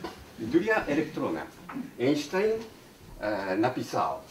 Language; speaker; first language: Russian; non-native, learner; Japanese